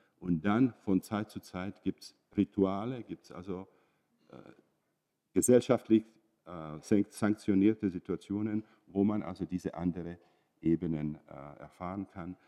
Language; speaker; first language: German; non-native, fluent; Czech